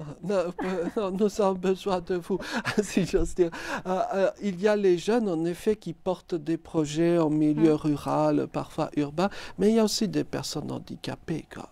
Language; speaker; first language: French; native; French